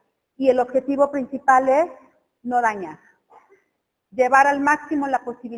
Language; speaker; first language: Spanish; native; Spanish